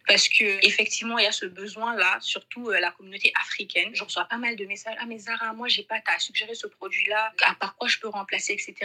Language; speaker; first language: French; non-native, local second language; Bambara